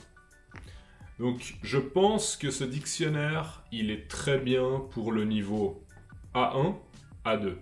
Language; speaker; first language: French; native; French